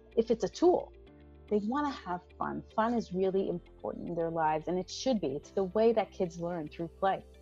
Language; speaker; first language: English; non-native, fluent; Hebrew